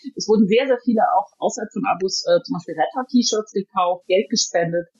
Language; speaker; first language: German; native; German